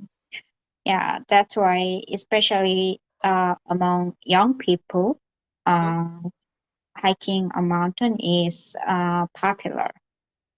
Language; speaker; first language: English; non-native, learner; Korean